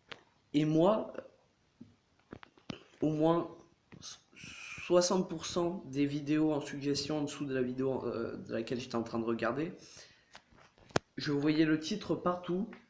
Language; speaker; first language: French; native; French